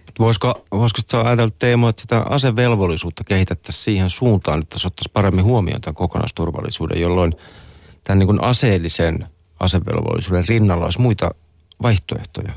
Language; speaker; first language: Finnish; native; Finnish